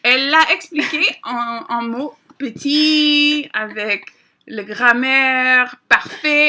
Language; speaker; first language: French; non-native, learner; English